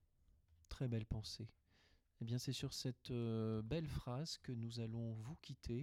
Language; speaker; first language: French; native; French